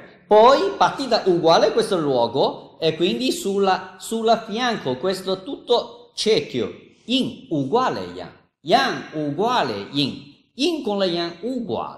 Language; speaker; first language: Italian; non-native, learner; Chinese